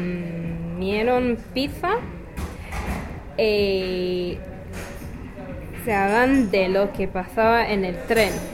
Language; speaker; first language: Spanish; non-native, learner; English